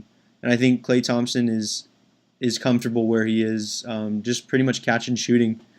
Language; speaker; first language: English; native; English